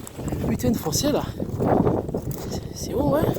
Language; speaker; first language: French; native; French